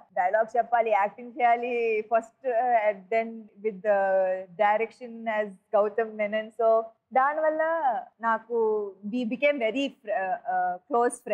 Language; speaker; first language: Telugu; non-native, local second language; Tamil